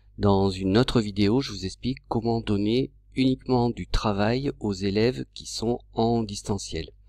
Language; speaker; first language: French; native; French